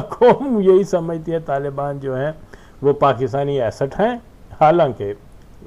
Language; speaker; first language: Urdu; native; Urdu